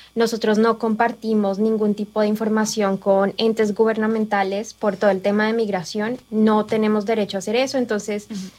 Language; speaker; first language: Spanish; native; Spanish